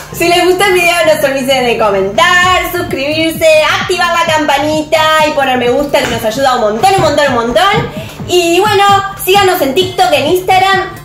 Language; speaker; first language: Spanish; native; Spanish